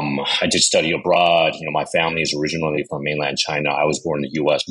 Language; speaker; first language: English; native; English